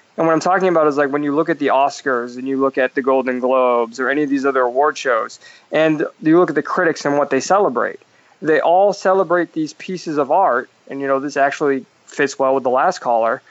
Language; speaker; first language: English; native; English